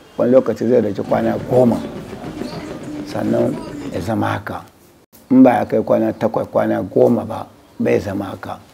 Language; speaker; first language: Hausa; non-native, local second language; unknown